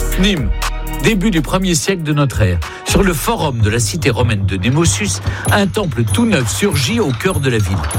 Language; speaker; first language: French; native; French